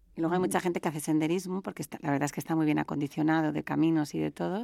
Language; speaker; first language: Spanish; native; Spanish